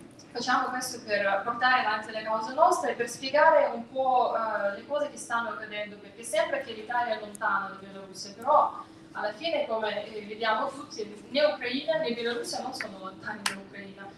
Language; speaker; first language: Italian; non-native, fluent; Russian